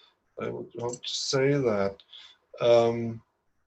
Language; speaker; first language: English; non-native, fluent; German